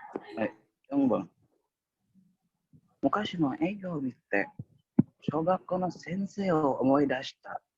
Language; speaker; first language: Japanese; non-native, learner; Indonesian